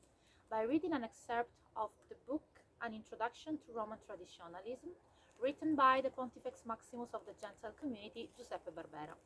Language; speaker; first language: English; non-native, fluent; Italian